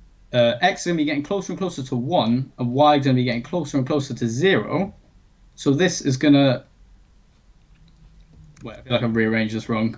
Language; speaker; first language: English; native; English